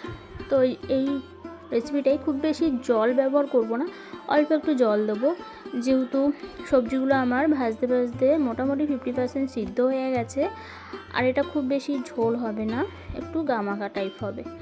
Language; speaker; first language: Bangla; native; Bangla